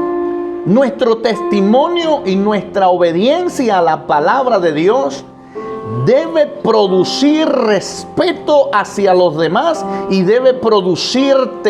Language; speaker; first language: Spanish; native; Spanish